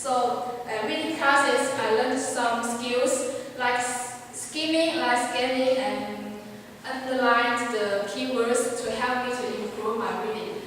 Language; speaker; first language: English; non-native, learner; Chinese